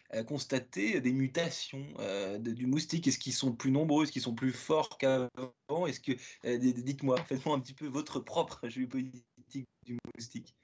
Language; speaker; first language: French; native; French